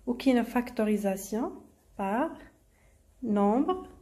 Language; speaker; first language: French; non-native, local second language; Arabic